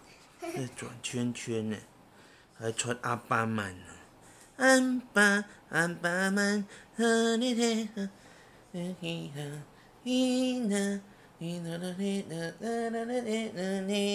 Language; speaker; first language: Chinese; native; Chinese